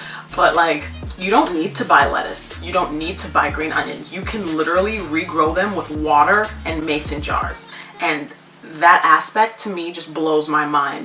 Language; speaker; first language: English; native; English